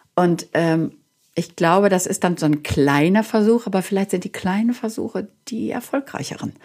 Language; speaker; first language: German; native; German